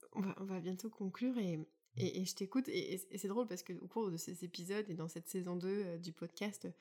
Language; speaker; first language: French; native; French